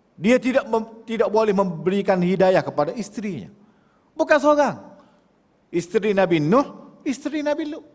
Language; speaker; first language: Malay; native; Malay